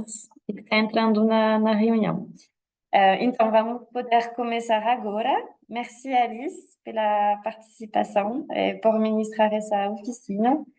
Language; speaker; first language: Portuguese; non-native, fluent; French